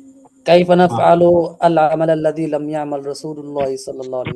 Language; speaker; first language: Arabic; non-native, learner; Bangla